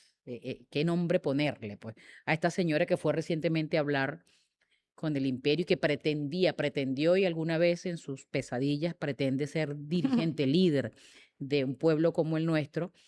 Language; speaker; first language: Spanish; native; Spanish